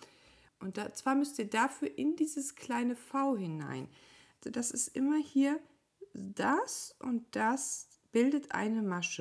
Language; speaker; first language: German; native; German